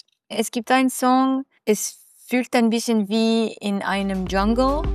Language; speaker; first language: German; non-native, local second language; French